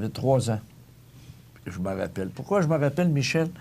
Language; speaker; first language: French; native; French